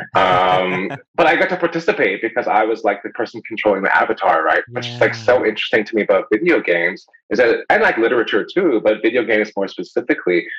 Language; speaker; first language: English; native; English